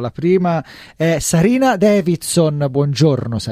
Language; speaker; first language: Italian; native; Italian